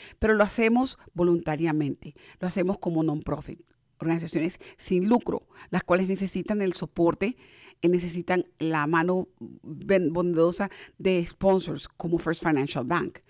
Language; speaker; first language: Spanish; native; Spanish